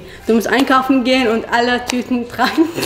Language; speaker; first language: German; non-native, fluent; Arabic